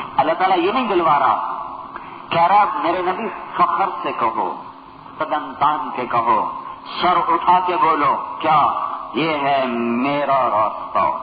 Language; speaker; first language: Urdu; non-native, local second language; Punjabi